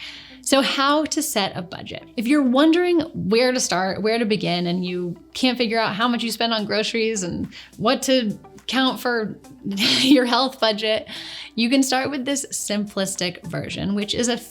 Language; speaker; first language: English; native; English